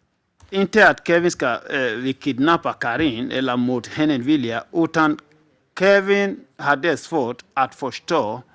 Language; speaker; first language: Swedish; non-native, fluent; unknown